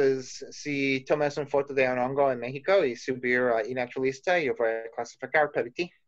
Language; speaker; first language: Spanish; non-native, learner; English